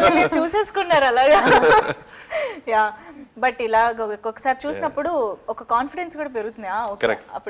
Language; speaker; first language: Telugu; native; Telugu